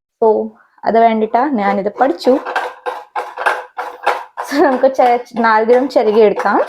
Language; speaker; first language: Malayalam; non-native, learner; Hindi